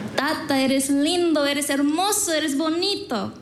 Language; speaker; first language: Spanish; early bilingual, heritage; Spanish